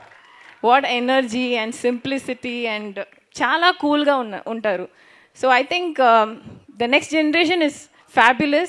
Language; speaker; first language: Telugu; non-native, learner; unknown